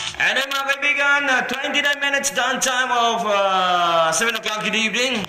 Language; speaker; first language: Filipino; non-native, local second language; Maranao